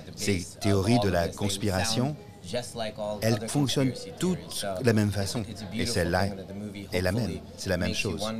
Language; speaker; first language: French; non-native, fluent; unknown